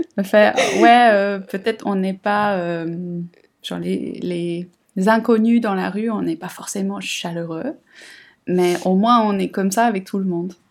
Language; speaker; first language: French; non-native, fluent; English